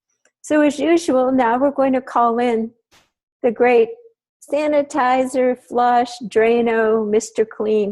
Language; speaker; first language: English; native; English